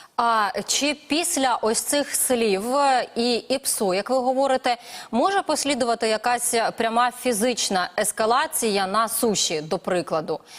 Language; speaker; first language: Ukrainian; native; Ukrainian